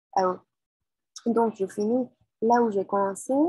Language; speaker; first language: French; non-native, fluent; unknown